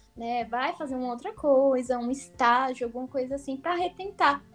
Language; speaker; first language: Portuguese; native; Portuguese